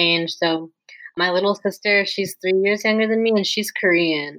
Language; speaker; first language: English; native; English